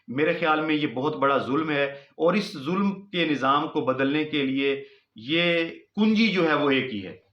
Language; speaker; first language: Urdu; non-native, local second language; Punjabi